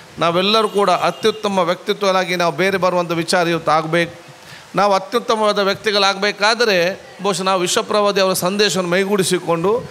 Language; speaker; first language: Kannada; non-native, local second language; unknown